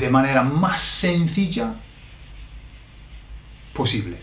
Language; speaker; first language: Spanish; non-native, fluent; English